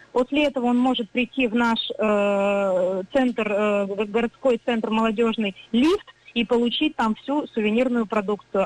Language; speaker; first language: Russian; native; Russian